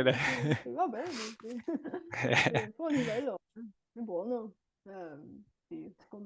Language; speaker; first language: Italian; non-native, fluent; Bulgarian